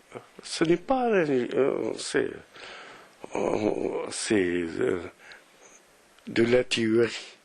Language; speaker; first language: French; non-native, local second language; Arabic